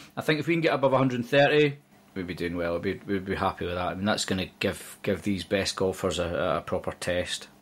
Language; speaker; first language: English; native; English